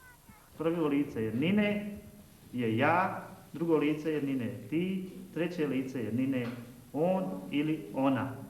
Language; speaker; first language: Bosnian; native; Bosnian